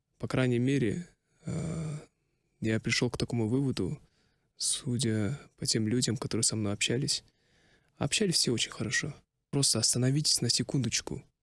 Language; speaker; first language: Russian; non-native, local second language; Kazakh